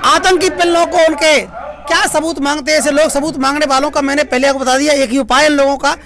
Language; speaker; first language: Hindi; native; Hindi